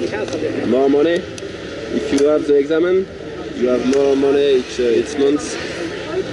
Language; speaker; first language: English; non-native, learner; French